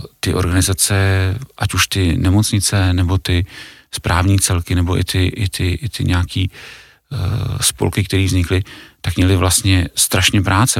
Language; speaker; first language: Czech; native; Czech